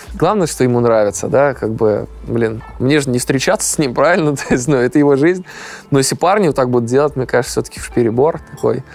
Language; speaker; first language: Russian; native; Russian